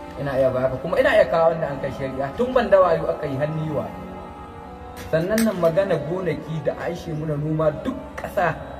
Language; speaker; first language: Hausa; non-native, local second language; Fula